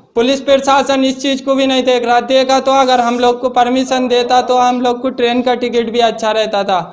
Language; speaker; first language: Hindi; native; Hindi